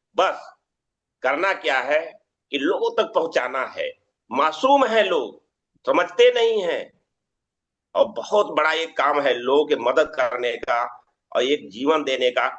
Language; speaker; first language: Hindi; native; Hindi